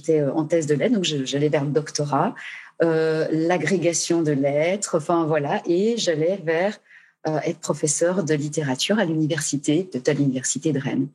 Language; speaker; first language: French; native; French